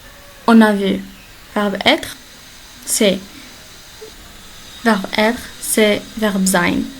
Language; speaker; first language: French; non-native, local second language; Arabic